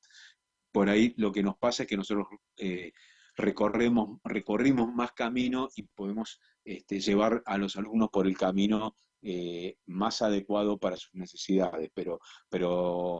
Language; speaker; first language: Spanish; native; Spanish